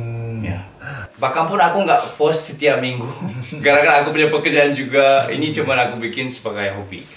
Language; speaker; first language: Indonesian; non-native, fluent; Korean